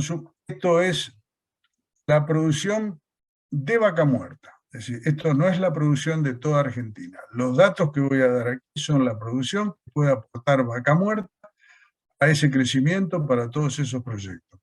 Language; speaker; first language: Spanish; native; Spanish